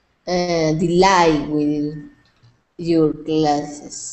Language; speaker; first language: English; non-native, learner; Spanish